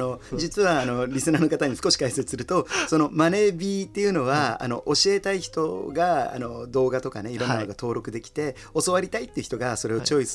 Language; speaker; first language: Japanese; native; Japanese